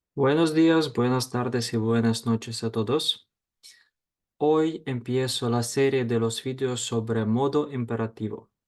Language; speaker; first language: Spanish; non-native, fluent; Ukrainian